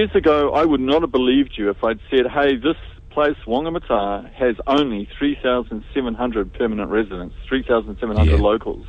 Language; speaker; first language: English; native; English